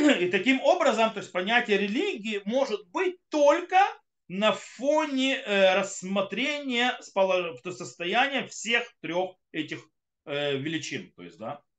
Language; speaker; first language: Russian; early bilingual, heritage; Russian